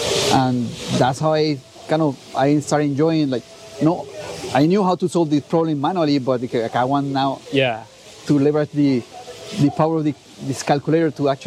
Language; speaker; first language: English; non-native, fluent; Spanish